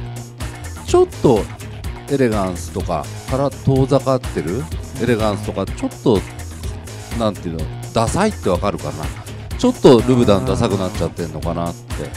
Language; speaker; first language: Japanese; native; Japanese